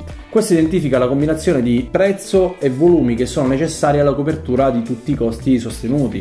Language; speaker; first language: Italian; native; Italian